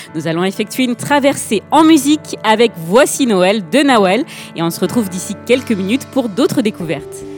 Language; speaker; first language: French; native; French